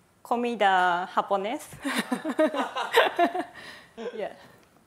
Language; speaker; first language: Spanish; non-native, learner; Japanese